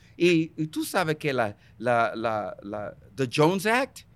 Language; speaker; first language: Spanish; early bilingual, heritage; Spanish